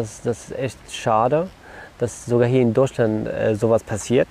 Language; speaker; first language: German; non-native, learner; Kurdish